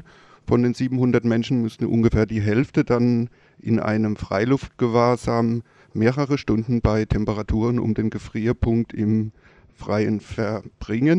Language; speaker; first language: German; native; German